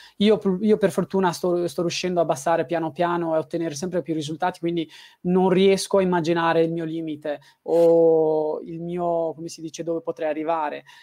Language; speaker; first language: Italian; early bilingual, other home language; Tigrinya